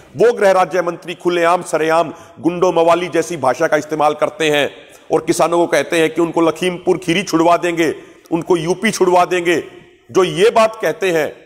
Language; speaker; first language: Hindi; non-native, local second language; Punjabi